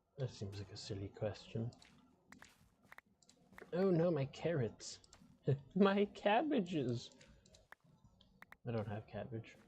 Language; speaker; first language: English; native; English